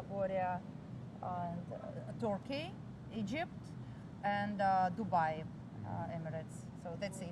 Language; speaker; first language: English; non-native, fluent; Russian